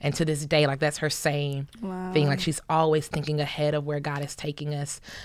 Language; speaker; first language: English; native; English